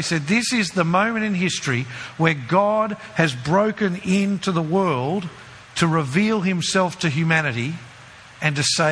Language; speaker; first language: English; native; English